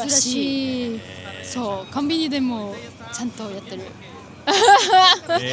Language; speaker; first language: Japanese; non-native, fluent; French